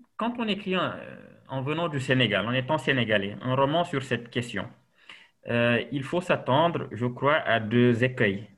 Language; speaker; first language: French; non-native, local second language; Serer